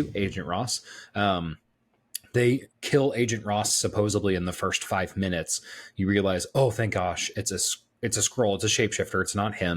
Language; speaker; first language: English; native; English